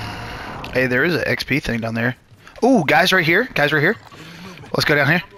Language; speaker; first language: English; native; English